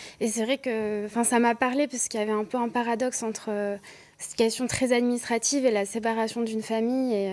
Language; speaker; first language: French; native; French